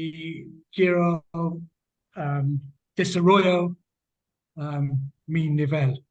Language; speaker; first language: Spanish; non-native, learner; English